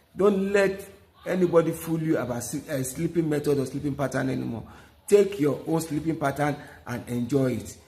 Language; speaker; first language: English; non-native, local second language; Yoruba